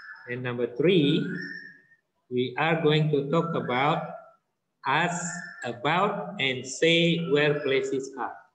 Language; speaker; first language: English; non-native, fluent; Indonesian